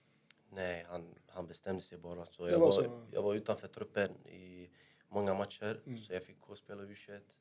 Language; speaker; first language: Swedish; early bilingual, other home language; Arabic